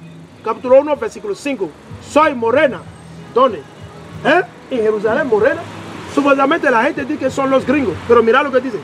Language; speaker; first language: Spanish; non-native, learner; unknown